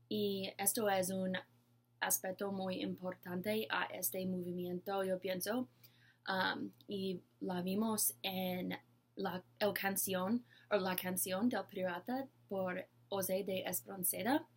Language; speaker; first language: Spanish; non-native, learner; English